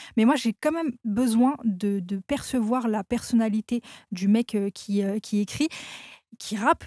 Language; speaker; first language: French; native; French